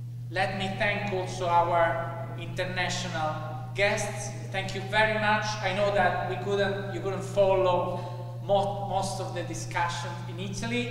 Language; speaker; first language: English; non-native, fluent; Italian